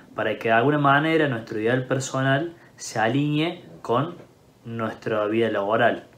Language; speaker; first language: Spanish; native; Spanish